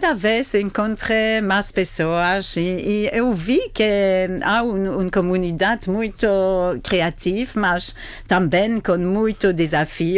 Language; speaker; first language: Portuguese; non-native, fluent; French